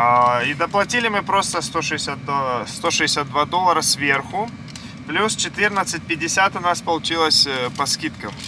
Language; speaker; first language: Russian; native; Russian